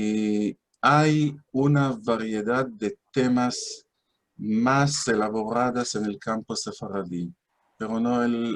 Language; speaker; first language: Spanish; non-native, fluent; Hebrew